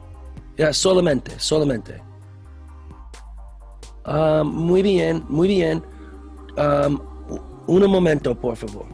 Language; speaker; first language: Spanish; non-native, learner; English